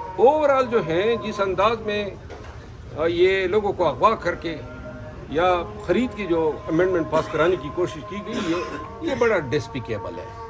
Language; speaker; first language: Urdu; non-native, local second language; Pashto